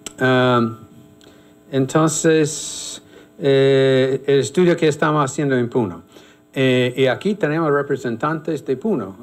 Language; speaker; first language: Spanish; non-native, fluent; English